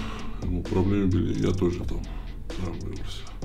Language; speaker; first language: Russian; non-native, fluent; Georgian